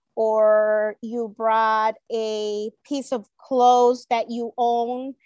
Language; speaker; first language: English; non-native, fluent; Spanish